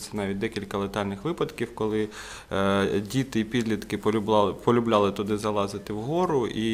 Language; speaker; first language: Ukrainian; native; Ukrainian